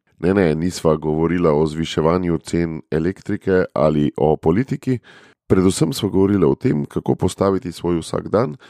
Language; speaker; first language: Slovenian; native; Slovenian